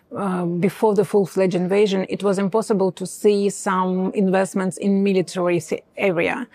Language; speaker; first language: English; non-native, fluent; Ukrainian